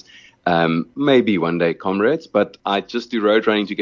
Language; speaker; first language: English; non-native, local second language; Afrikaans